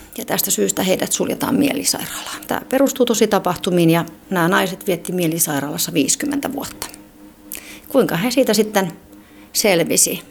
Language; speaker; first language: Finnish; native; Finnish